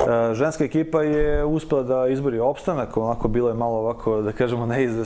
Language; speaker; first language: Serbian; native; Serbian